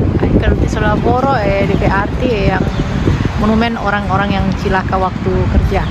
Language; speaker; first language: Indonesian; non-native, local second language; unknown